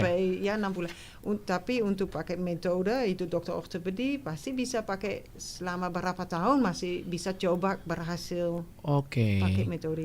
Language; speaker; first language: Indonesian; non-native, fluent; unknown